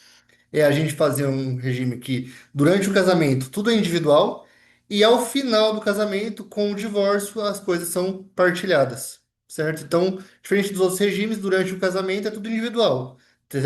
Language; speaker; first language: Portuguese; native; Portuguese